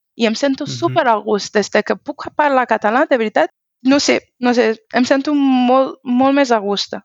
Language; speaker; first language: Catalan; non-native, fluent; Persian